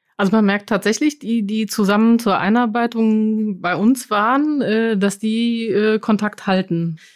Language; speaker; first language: German; non-native, fluent; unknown